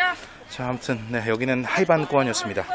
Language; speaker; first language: Korean; native; Korean